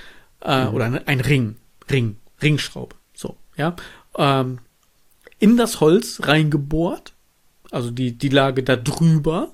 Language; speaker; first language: German; native; German